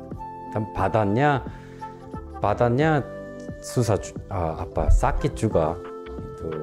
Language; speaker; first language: Indonesian; non-native, local second language; Korean